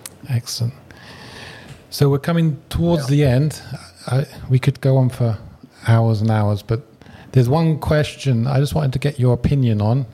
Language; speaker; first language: English; native; English